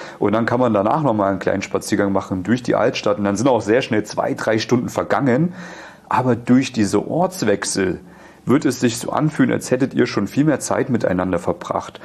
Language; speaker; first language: German; native; German